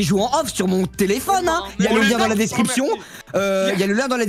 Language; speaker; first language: French; native; French